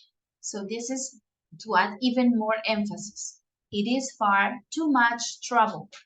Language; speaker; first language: English; non-native, fluent; Spanish